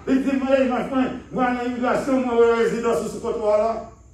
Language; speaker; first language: English; non-native, fluent; Haitian Creole